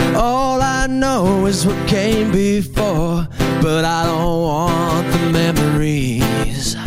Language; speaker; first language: English; non-native, fluent; Finnish